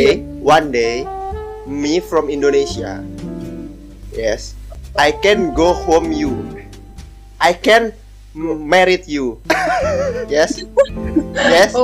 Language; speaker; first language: English; non-native, learner; Indonesian